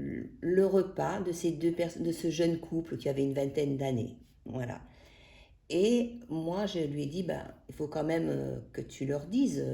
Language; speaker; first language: French; native; French